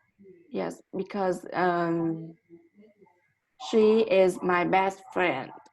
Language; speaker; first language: English; non-native, learner; Vietnamese